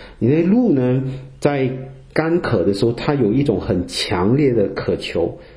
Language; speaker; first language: Chinese; native; Chinese